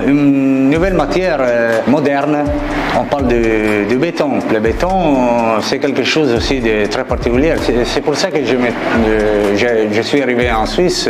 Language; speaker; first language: French; non-native, fluent; Italian